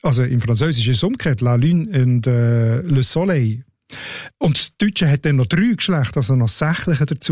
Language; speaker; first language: German; native; German